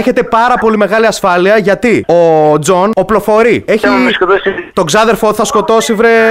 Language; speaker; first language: Greek; native; Greek